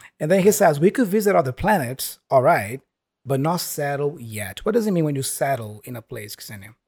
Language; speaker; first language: English; non-native, fluent; Portuguese